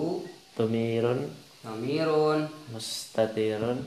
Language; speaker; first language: Arabic; non-native, learner; Indonesian